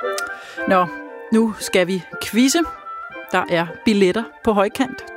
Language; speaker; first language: Danish; native; Danish